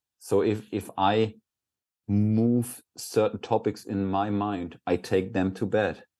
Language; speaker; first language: English; non-native, fluent; German